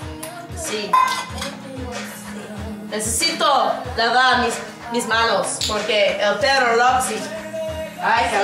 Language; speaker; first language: Spanish; non-native, learner; English